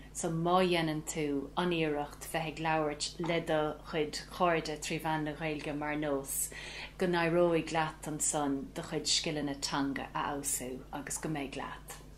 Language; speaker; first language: Irish; native; Irish